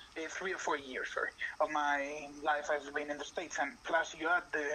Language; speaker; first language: English; non-native, fluent; Spanish